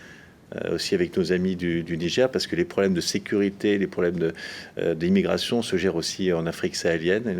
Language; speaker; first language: French; native; French